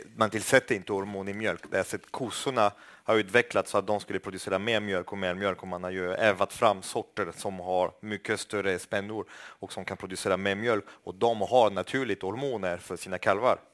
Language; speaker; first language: Swedish; non-native, fluent; French